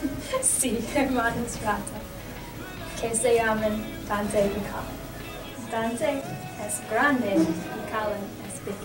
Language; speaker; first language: Spanish; non-native, learner; English